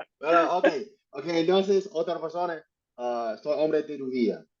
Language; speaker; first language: Spanish; non-native, learner; English